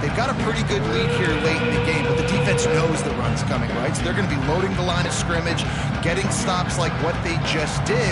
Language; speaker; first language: English; native; English